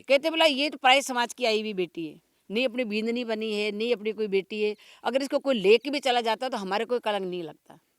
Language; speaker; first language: Hindi; non-native, local second language; Rajasthani